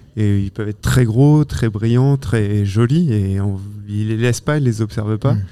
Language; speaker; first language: French; native; French